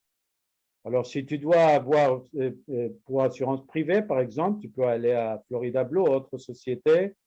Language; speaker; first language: French; non-native, learner; Spanish